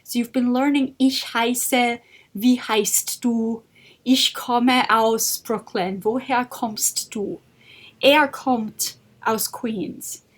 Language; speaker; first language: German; non-native, fluent; English